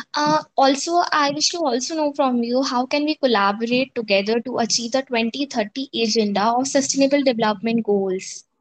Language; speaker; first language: English; non-native, local second language; Hindi